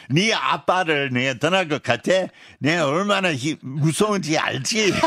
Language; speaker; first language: Korean; non-native, fluent; English